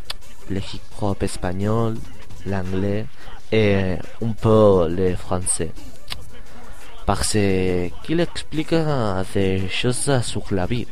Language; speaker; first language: French; non-native, learner; Spanish